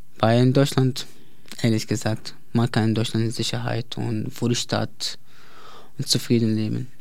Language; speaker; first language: German; non-native, learner; Arabic